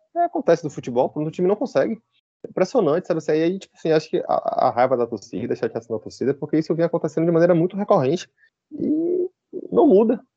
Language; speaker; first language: Portuguese; native; Portuguese